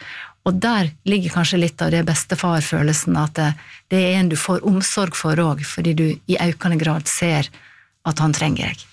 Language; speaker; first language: Norwegian; native; Norwegian